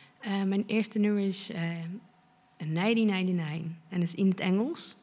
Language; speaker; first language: Dutch; non-native, fluent; Polish